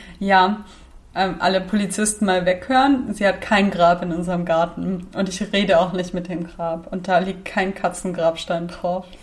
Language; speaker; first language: German; early bilingual, other home language; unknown